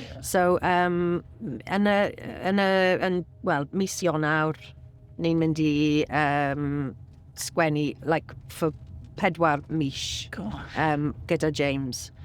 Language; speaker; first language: Welsh; non-native, local second language; English